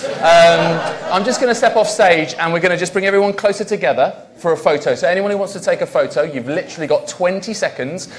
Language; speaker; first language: English; native; English